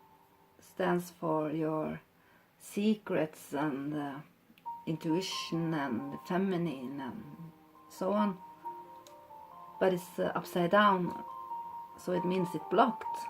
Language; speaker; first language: English; non-native, fluent; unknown